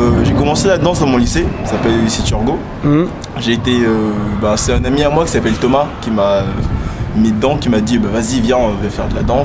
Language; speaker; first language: French; native; French